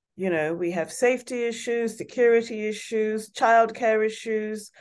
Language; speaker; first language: English; non-native, local second language; Yoruba